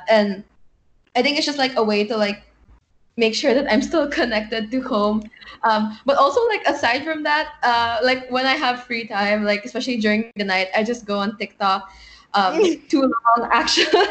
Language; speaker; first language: English; non-native, local second language; Filipino